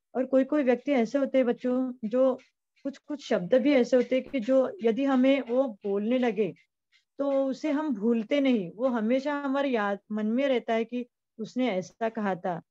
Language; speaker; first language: Hindi; non-native, local second language; Marathi